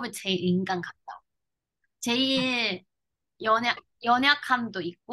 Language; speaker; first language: Korean; non-native, learner; Chinese